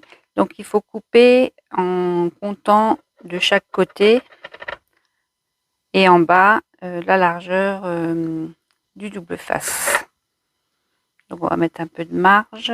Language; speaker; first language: French; native; French